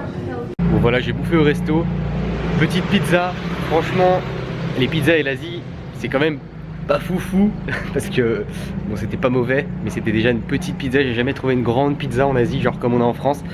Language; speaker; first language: French; native; French